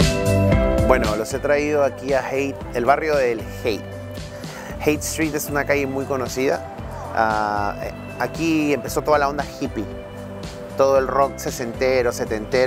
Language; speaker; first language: Spanish; native; Spanish